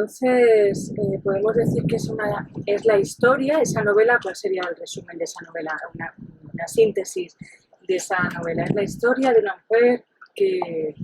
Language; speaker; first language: Spanish; native; Spanish